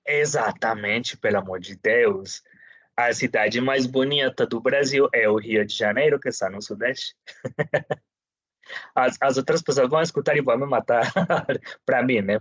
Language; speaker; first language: Portuguese; non-native, fluent; Spanish